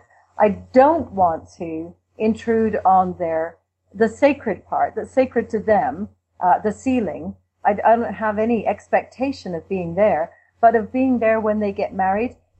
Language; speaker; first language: English; native; English